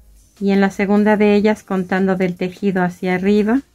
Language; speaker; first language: Spanish; native; Spanish